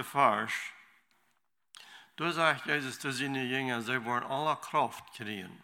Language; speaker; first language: German; non-native, learner; Low German